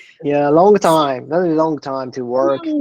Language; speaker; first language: English; non-native, learner; Japanese